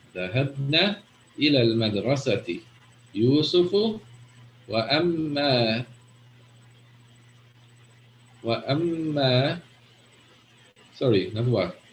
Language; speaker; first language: Arabic; non-native, fluent; English